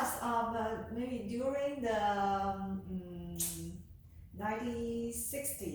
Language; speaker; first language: English; non-native, learner; Chinese